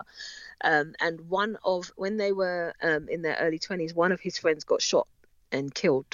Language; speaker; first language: English; native; English